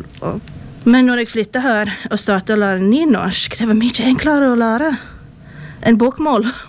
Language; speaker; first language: Swedish; non-native, fluent; English